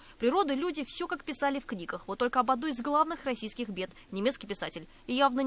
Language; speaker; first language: Russian; native; Russian